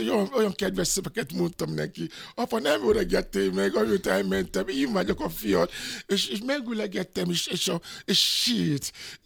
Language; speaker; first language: Hungarian; non-native, learner; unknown